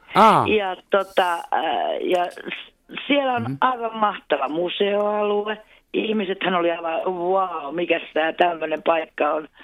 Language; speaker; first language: Finnish; non-native, local second language; Swedish